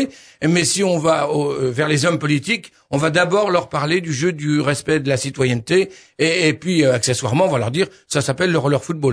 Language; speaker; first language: French; native; French